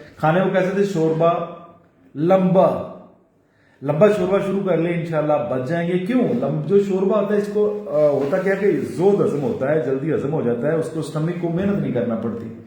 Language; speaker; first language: Urdu; non-native, local second language; Punjabi